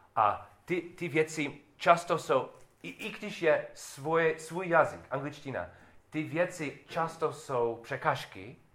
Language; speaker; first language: Czech; non-native, learner; English